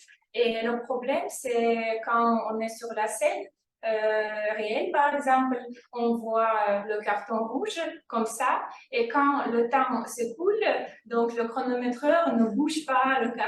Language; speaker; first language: French; non-native, fluent; Russian